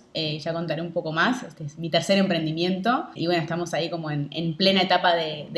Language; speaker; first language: Spanish; native; Spanish